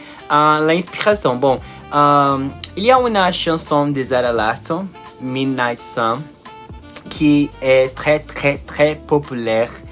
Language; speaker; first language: French; non-native, learner; Portuguese